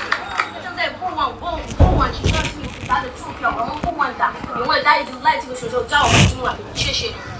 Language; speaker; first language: Chinese; non-native, learner; Hausa